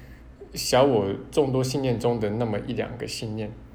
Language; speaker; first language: Chinese; native; Chinese